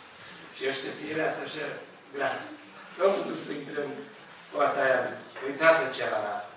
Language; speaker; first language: Romanian; non-native, learner; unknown